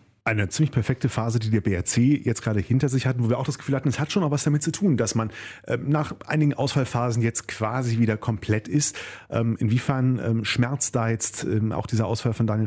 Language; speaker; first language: German; native; German